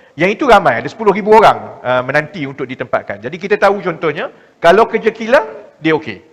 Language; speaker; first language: Malay; native; Malay